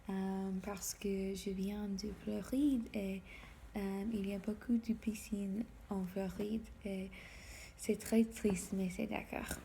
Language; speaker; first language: French; non-native, learner; English